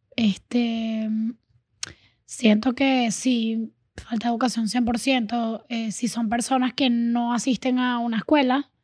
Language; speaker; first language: Spanish; native; Spanish